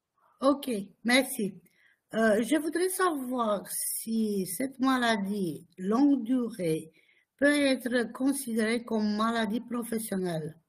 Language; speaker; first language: French; non-native, fluent; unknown